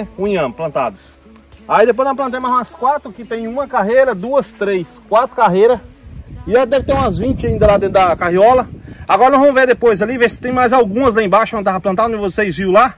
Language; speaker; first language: Portuguese; native; Portuguese